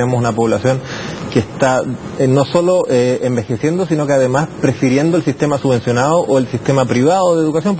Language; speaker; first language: Spanish; native; Spanish